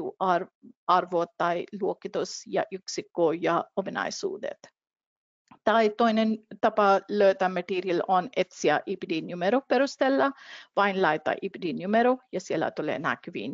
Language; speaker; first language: Finnish; non-native, fluent; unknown